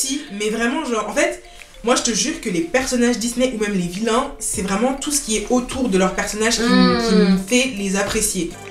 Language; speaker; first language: French; native; French